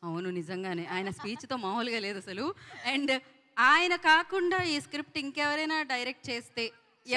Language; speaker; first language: Telugu; native; Telugu